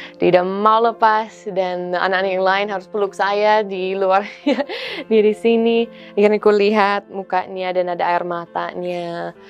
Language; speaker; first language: Indonesian; non-native, fluent; English